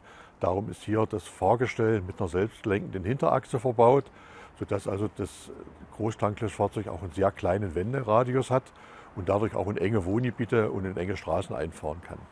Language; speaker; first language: German; native; German